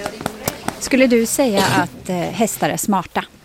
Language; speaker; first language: Swedish; native; Swedish